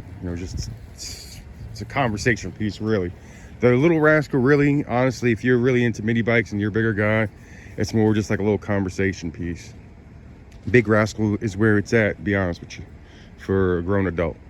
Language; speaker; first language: English; native; English